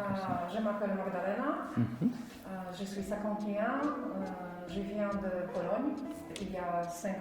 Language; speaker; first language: French; non-native, learner; Polish